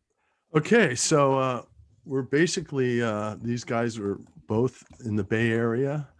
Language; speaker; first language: English; native; English